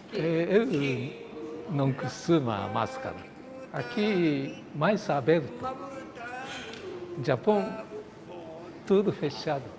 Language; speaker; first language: Portuguese; non-native, learner; Japanese